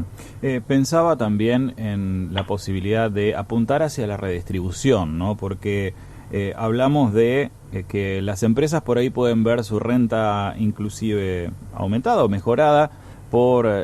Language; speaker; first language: Spanish; native; Spanish